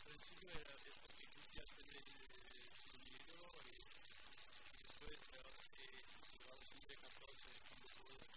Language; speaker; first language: Spanish; non-native, fluent; Portuguese